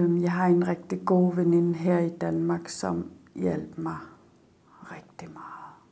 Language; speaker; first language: Danish; non-native, local second language; Kalaallisut